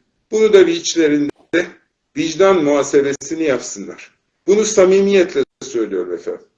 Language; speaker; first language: Turkish; native; Turkish